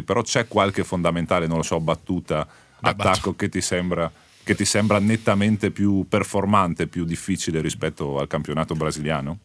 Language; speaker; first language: Italian; native; Italian